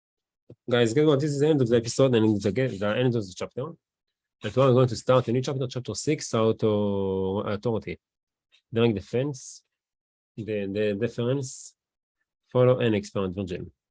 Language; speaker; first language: English; non-native, learner; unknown